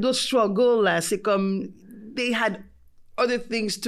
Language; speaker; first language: English; non-native, fluent; French